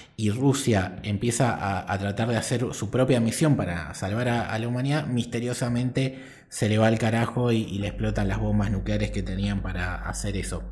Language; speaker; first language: Spanish; native; Spanish